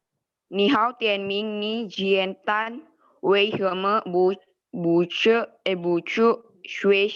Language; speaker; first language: Chinese; non-native, learner; Indonesian